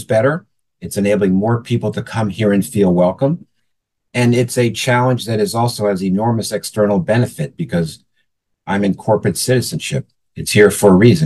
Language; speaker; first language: English; native; English